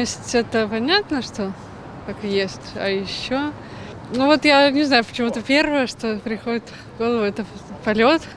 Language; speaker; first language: Russian; native; Russian